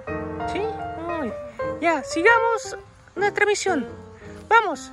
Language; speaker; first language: Spanish; native; Spanish